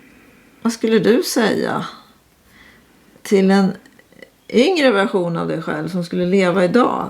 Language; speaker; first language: Swedish; native; Swedish